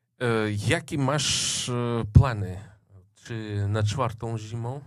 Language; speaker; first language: Polish; non-native, fluent; Russian